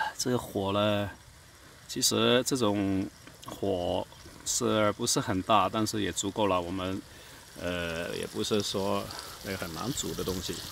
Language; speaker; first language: Chinese; non-native, local second language; Cantonese